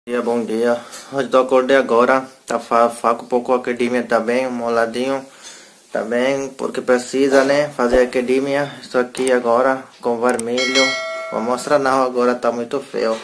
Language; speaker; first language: Portuguese; non-native, learner; Hindi